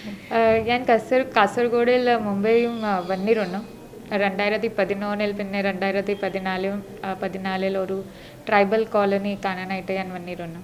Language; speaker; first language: Malayalam; non-native, local second language; Marathi